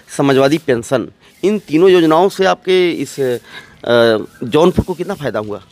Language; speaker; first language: Hindi; native; Hindi